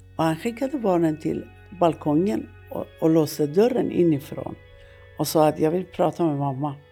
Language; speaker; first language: Swedish; non-native, fluent; Persian